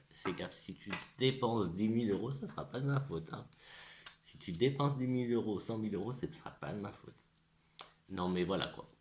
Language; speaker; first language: French; native; French